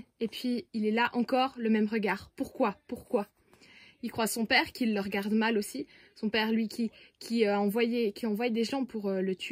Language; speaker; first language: French; native; French